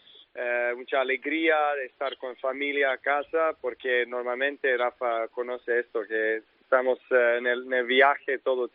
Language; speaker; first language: Spanish; non-native, learner; Serbian